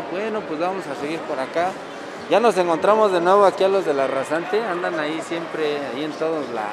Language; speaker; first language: Spanish; native; Spanish